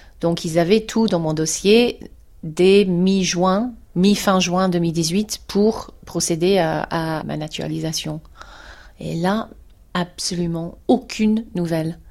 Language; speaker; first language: French; non-native, fluent; English